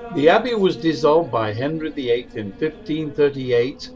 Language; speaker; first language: English; native; English